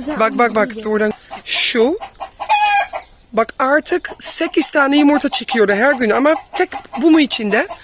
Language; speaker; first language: Turkish; early bilingual, heritage; Turkish